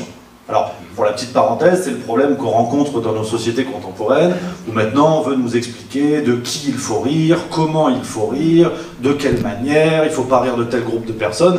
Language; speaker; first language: French; native; French